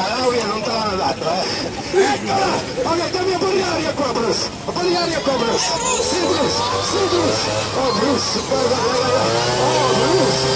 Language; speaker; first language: Italian; non-native, fluent; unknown